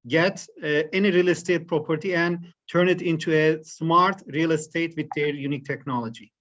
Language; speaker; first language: English; non-native, fluent; Turkish